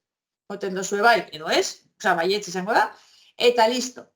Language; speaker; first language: Basque; native; Basque